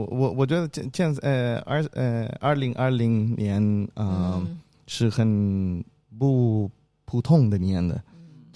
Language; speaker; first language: Chinese; non-native, learner; Spanish